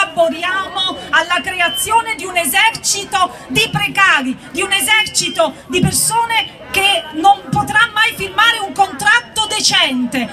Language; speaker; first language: Italian; native; Italian